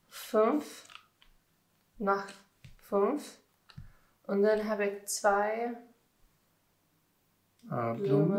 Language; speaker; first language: German; non-native, learner; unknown